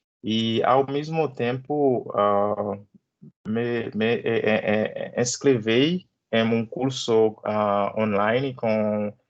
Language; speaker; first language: Portuguese; non-native, learner; Haitian Creole